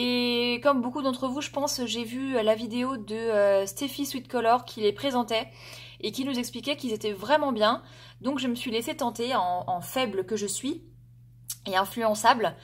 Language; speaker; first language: French; native; French